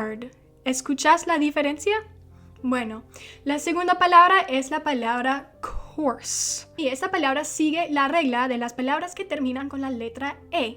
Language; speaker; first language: Spanish; non-native, fluent; English